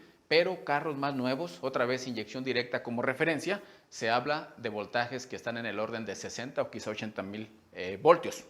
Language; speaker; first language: Spanish; native; Spanish